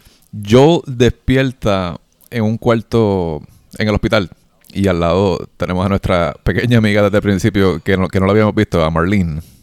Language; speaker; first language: Spanish; native; Spanish